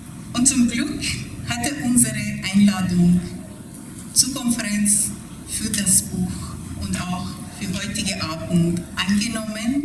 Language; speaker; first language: German; non-native, fluent; Persian